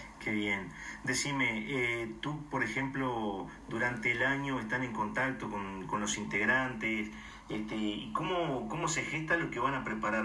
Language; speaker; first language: Spanish; native; Spanish